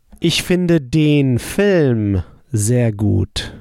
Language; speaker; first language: German; non-native, fluent; English